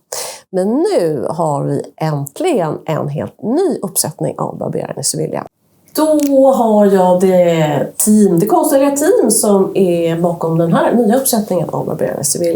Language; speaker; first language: Swedish; native; Swedish